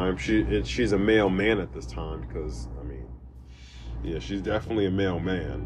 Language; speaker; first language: English; native; English